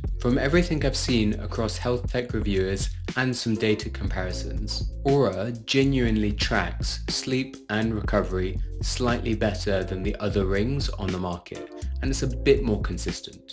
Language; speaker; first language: English; native; English